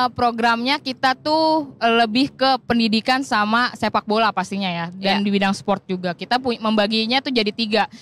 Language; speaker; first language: Indonesian; native; Indonesian